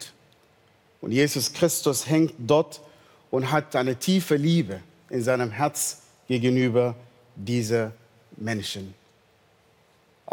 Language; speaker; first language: German; non-native, fluent; Arabic